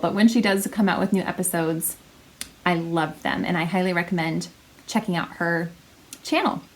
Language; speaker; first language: English; native; English